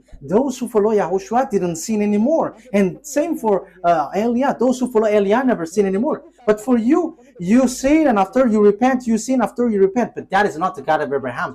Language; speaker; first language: English; non-native, fluent; Malagasy